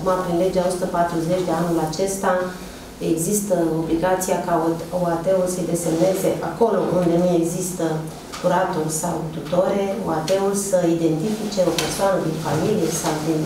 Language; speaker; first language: Romanian; native; Romanian